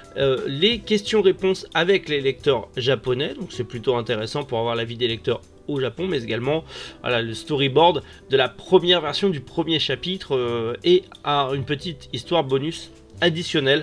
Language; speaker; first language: French; native; French